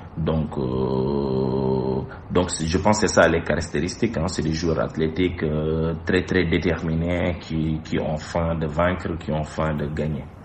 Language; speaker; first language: French; non-native, local second language; Wolof